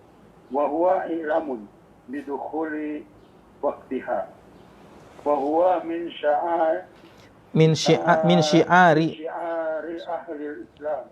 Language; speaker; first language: Arabic; non-native, fluent; Indonesian